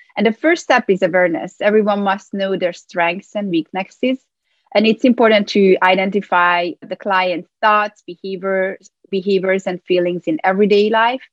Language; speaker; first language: English; non-native, fluent; Hungarian